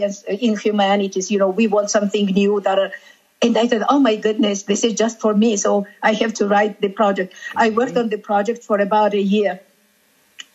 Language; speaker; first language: English; non-native, fluent; Georgian